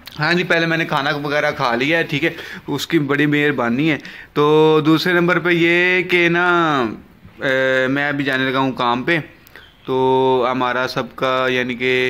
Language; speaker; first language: Urdu; non-native, local second language; Punjabi